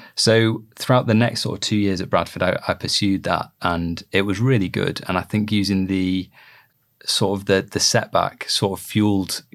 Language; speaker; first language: English; native; English